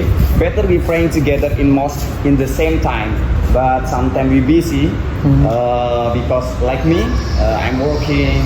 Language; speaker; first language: English; non-native, learner; Indonesian